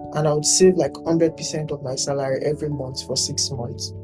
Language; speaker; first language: English; non-native, local second language; Yoruba